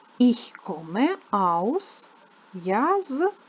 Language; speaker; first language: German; non-native, fluent; Ukrainian